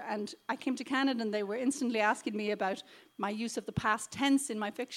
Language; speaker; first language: English; native; English